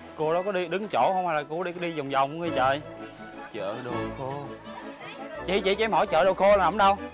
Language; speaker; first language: Vietnamese; native; Vietnamese